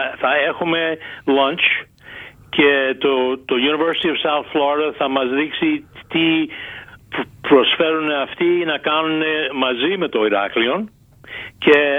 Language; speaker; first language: Greek; early bilingual, heritage; Greek